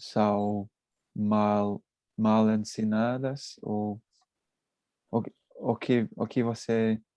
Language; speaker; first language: Portuguese; non-native, learner; English